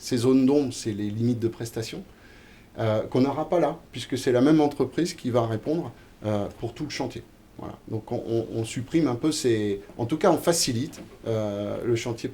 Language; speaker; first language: French; native; French